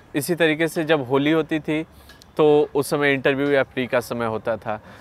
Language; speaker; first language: Hindi; native; Hindi